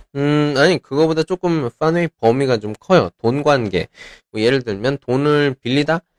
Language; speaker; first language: Korean; native; Korean